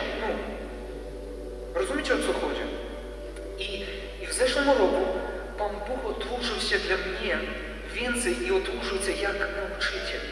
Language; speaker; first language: Polish; non-native, learner; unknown